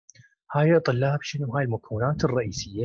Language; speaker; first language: Arabic; native; Arabic